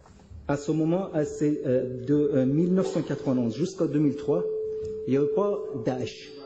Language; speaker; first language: French; non-native, learner; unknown